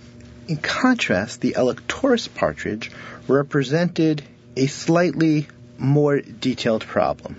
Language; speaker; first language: English; native; English